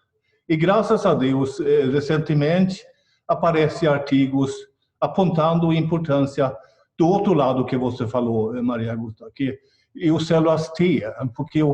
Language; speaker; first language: Portuguese; non-native, fluent; Swedish